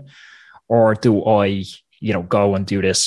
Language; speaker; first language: English; native; English